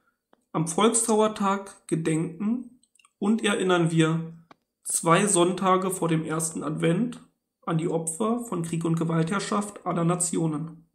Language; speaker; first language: German; native; German